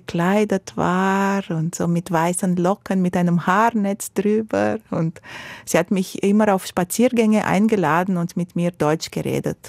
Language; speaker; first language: German; non-native, local second language; Romanian